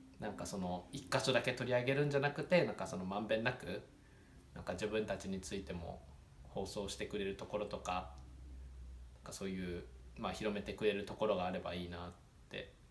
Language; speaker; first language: Japanese; native; Japanese